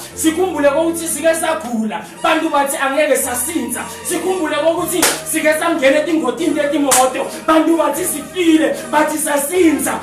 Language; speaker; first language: Zulu; non-native, local second language; Swati